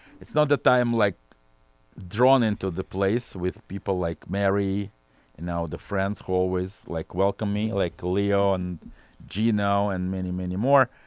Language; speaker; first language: English; non-native, fluent; Russian